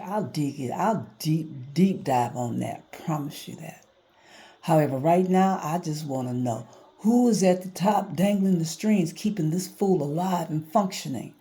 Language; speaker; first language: English; native; English